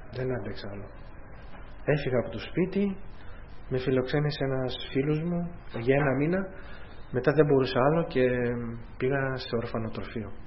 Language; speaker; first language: Greek; early bilingual, heritage; Greek